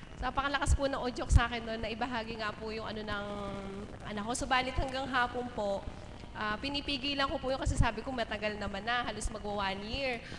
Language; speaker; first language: Filipino; native; Filipino